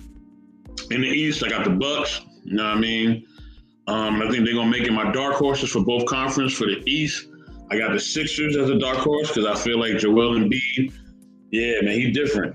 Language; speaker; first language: English; native; English